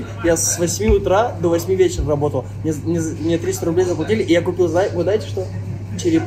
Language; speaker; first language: Russian; native; Russian